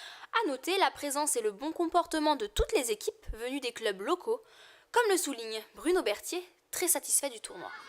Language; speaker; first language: French; native; French